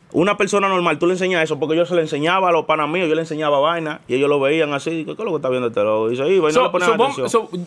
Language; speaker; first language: Spanish; native; Spanish